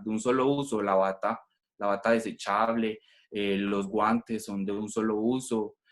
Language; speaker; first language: Spanish; native; Spanish